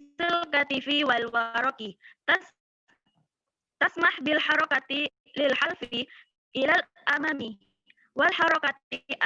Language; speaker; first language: Arabic; non-native, learner; Indonesian